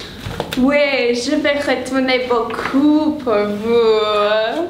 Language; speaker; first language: French; non-native, learner; English